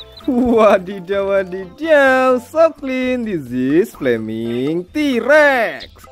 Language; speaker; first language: English; non-native, learner; Indonesian